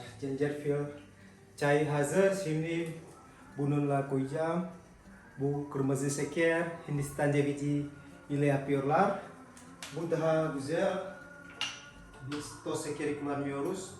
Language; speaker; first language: Turkish; non-native, learner; Indonesian